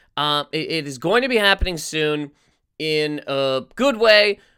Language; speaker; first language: English; native; English